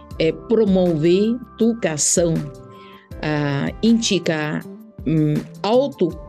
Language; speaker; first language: Portuguese; non-native, learner; Chinese